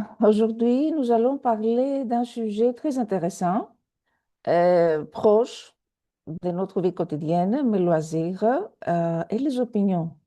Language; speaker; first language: French; non-native, fluent; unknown